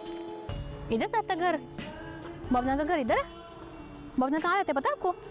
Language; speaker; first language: Hindi; non-native, local second language; Punjabi